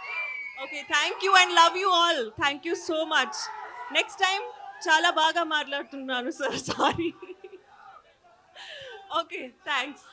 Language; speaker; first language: Telugu; non-native, learner; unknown